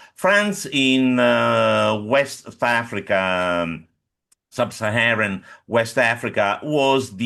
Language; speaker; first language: English; non-native, fluent; Italian